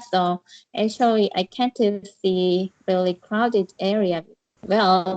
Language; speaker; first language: English; non-native, learner; Korean